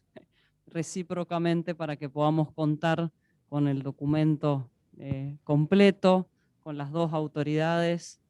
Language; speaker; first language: Spanish; native; Spanish